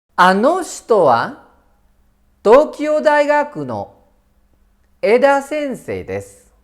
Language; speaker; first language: Japanese; non-native, fluent; Indonesian